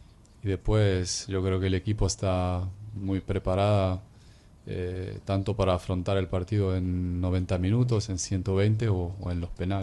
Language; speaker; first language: Spanish; non-native, fluent; Arabic